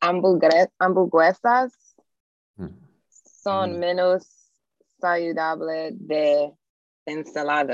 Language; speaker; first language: Spanish; non-native, learner; English